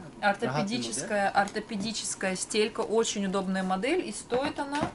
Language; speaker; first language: Russian; native; Russian